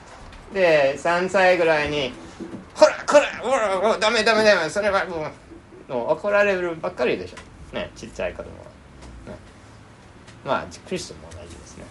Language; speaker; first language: Japanese; non-native, fluent; English